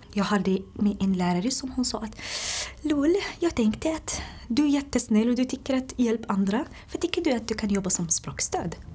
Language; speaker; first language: Swedish; non-native, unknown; Somali